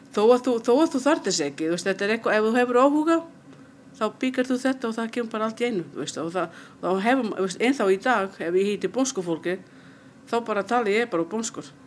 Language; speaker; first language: Icelandic; non-native, fluent; Portuguese